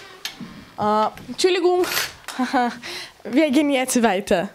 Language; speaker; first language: German; non-native, learner; Portuguese